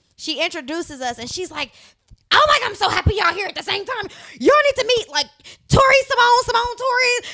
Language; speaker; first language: English; native; English